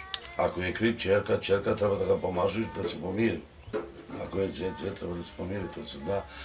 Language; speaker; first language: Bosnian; non-native, local second language; Romany